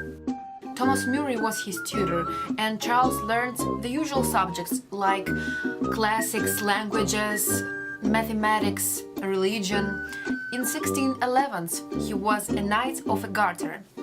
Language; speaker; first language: English; non-native, learner; Russian